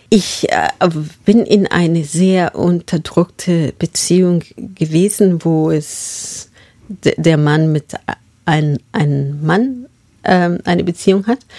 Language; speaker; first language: German; non-native, fluent; Masai